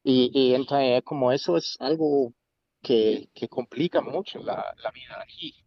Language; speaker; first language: Spanish; non-native, fluent; English